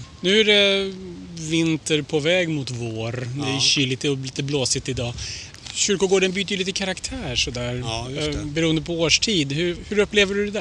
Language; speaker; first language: Swedish; native; Swedish